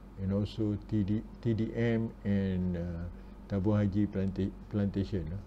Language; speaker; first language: English; non-native, local second language; Malay